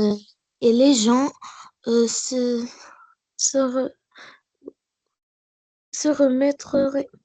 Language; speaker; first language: French; non-native, learner; Arabic